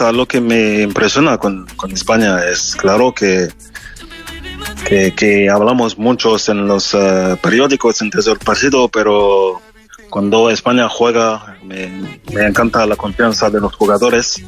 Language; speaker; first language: Spanish; non-native, fluent; French